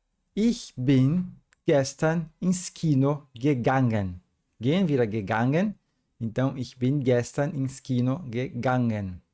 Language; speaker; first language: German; non-native, fluent; Portuguese